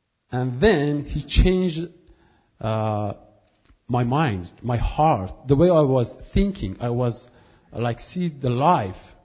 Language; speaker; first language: English; non-native, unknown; Kurdish